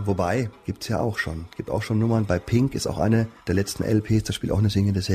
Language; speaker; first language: German; native; German